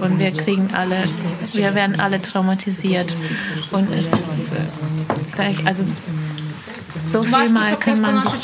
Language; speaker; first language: German; non-native, fluent; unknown